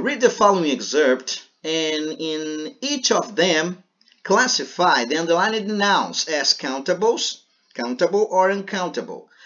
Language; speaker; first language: English; non-native, fluent; Portuguese